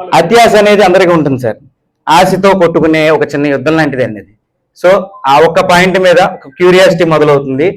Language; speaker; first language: Telugu; native; Telugu